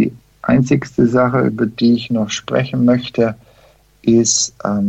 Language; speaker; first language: German; early bilingual, heritage; German